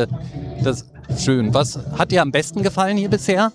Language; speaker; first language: German; native; German